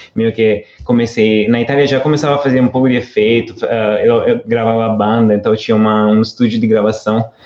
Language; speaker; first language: Portuguese; non-native, fluent; Italian